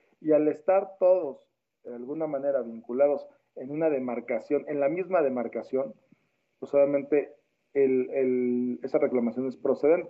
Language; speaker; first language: Spanish; native; Spanish